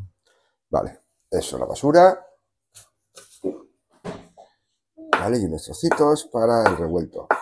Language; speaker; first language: Spanish; native; Spanish